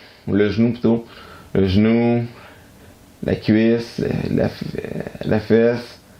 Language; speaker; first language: French; native; French